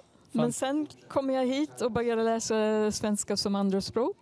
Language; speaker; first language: Swedish; non-native, fluent; English